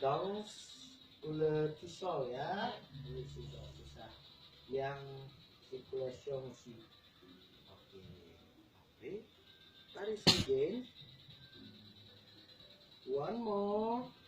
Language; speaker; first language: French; non-native, learner; Indonesian